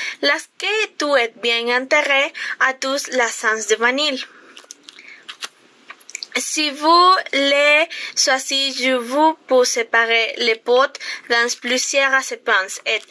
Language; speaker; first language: French; non-native, learner; Spanish